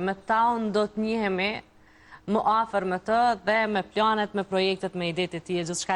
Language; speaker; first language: Albanian; native; Albanian